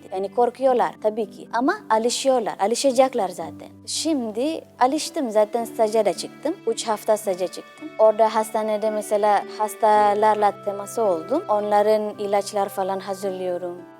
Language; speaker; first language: Turkish; non-native, fluent; Indonesian